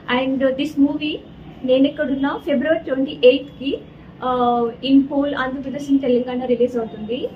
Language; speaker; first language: Telugu; non-native, learner; Kannada